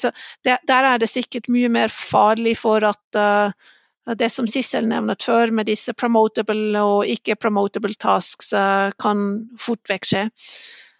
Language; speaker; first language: Norwegian; non-native, fluent; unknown